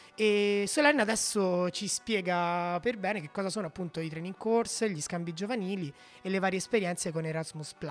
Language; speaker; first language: Italian; native; Italian